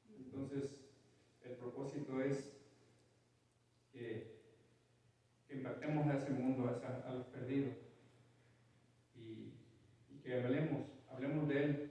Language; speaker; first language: Spanish; native; Spanish